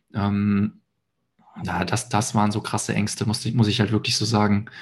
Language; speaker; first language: German; native; German